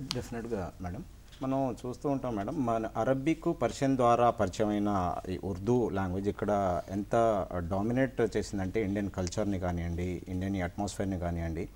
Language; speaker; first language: Telugu; non-native, local second language; Urdu